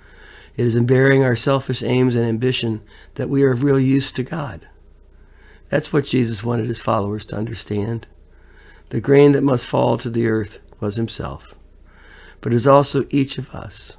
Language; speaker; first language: English; native; English